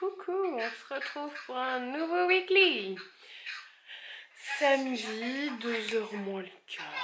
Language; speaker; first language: French; native; French